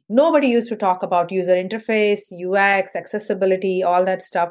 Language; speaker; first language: English; non-native, local second language; Hindi